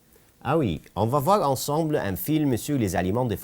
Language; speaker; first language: French; non-native, fluent; Arabic